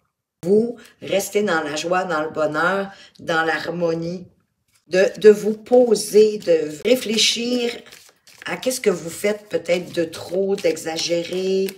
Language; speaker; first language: French; native; French